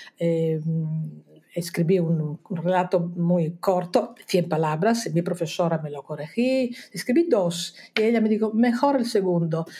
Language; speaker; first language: Spanish; non-native, fluent; Italian